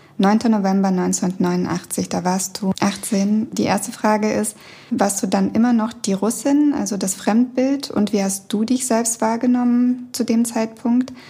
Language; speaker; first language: German; early bilingual, other home language; Russian